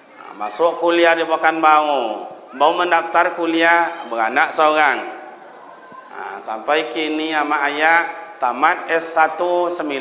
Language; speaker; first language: Malay; native; Malay